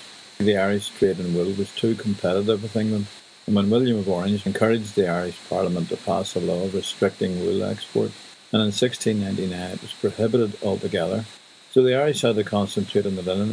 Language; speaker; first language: English; native; English